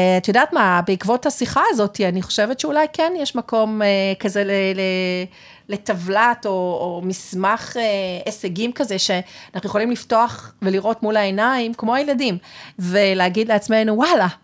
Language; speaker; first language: Hebrew; native; Hebrew